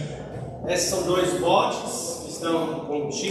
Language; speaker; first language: Portuguese; native; Portuguese